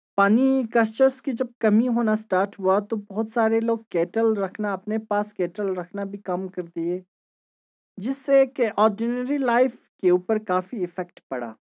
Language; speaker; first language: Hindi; non-native, local second language; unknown